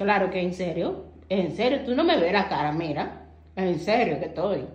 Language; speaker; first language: Spanish; native; Spanish